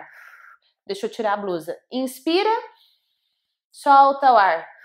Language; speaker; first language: Portuguese; native; Portuguese